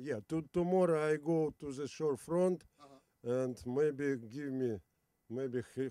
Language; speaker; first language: English; non-native, learner; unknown